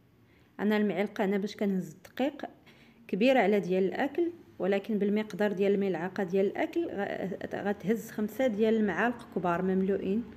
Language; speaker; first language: Arabic; native; Arabic